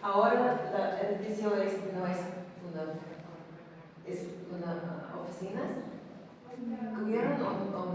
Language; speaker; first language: Spanish; non-native, learner; English